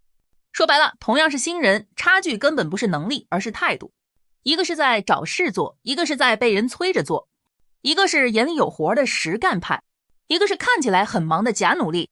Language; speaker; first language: Chinese; native; Chinese